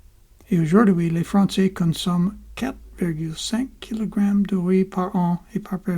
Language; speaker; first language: French; non-native, fluent; English